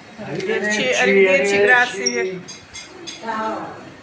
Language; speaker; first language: Italian; non-native, learner; Ukrainian